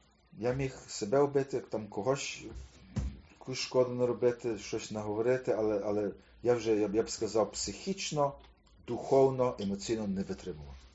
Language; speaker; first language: Ukrainian; early bilingual, heritage; Ukrainian